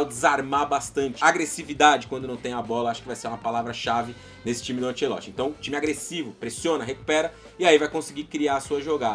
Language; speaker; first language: Portuguese; native; Portuguese